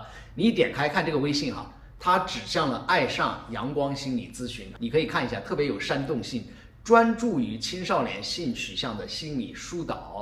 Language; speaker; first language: Chinese; native; Chinese